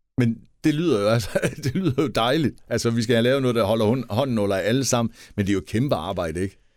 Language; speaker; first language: Danish; native; Danish